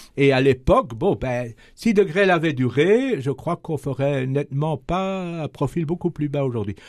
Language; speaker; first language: French; native; French